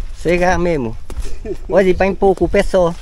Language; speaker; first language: Portuguese; non-native, learner; Vietnamese